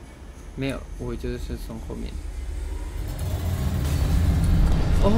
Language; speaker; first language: Chinese; non-native, fluent; English